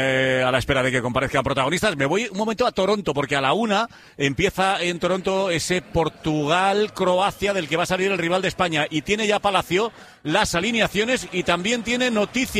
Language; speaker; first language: Spanish; native; Spanish